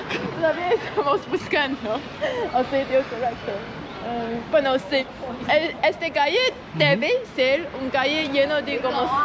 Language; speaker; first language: Spanish; non-native, fluent; Chinese